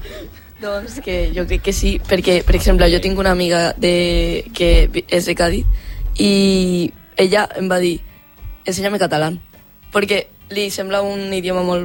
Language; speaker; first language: Catalan; non-native, local second language; Spanish